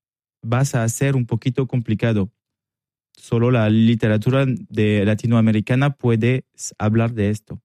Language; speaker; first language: Spanish; non-native, learner; French